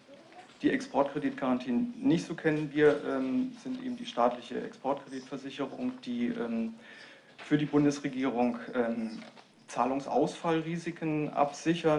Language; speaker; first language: German; native; German